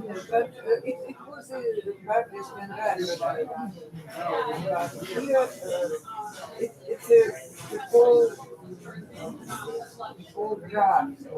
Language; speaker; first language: English; non-native, learner; Russian